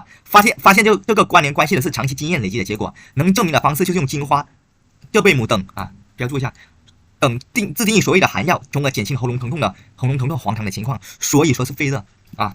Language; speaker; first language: Chinese; native; Chinese